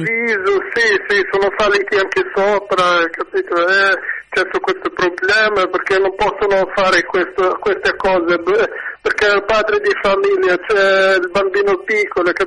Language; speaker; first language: Italian; non-native, learner; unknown